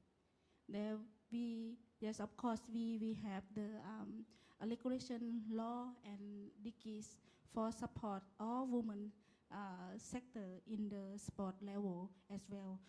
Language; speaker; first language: English; non-native, learner; Lao